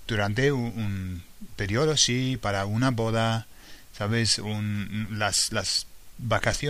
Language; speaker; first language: Spanish; non-native, fluent; English